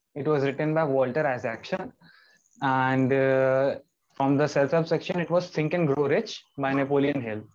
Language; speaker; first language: English; non-native, local second language; Hindi